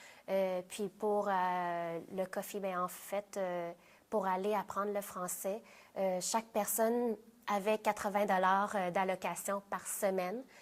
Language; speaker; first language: French; early bilingual, other home language; Vietnamese